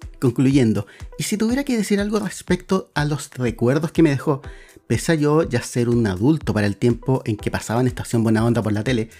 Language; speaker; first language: Spanish; native; Spanish